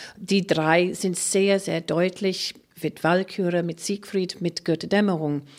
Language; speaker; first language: German; non-native, fluent; English